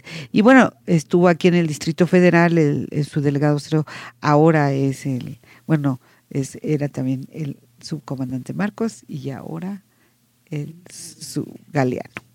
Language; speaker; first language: Spanish; native; Spanish